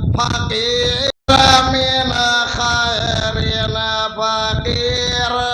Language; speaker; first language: Urdu; non-native, local second language; Bangla